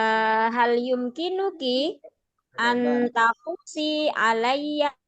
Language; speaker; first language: Arabic; non-native, learner; Indonesian